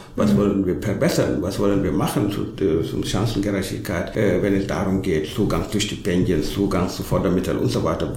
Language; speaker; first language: German; non-native, fluent; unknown